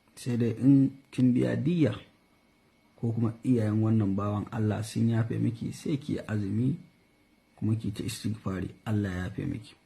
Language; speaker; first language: Hausa; native; Hausa